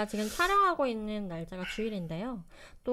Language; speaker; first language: Korean; native; Korean